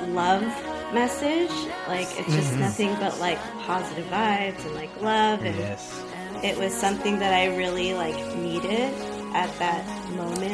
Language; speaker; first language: English; native; English